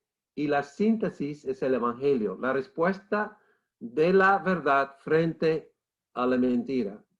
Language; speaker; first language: Spanish; non-native, fluent; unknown